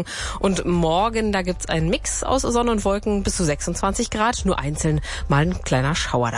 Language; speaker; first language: German; native; German